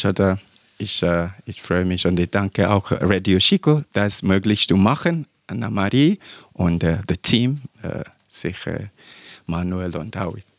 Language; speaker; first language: German; non-native, learner; English